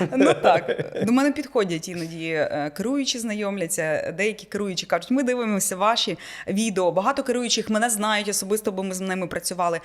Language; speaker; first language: Ukrainian; non-native, local second language; Russian